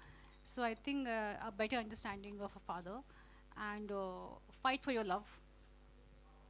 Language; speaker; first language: Telugu; non-native, fluent; Hindi